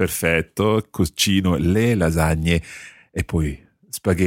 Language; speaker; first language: Italian; non-native, fluent; English